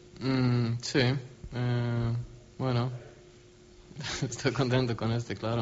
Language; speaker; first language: Spanish; non-native, learner; Swedish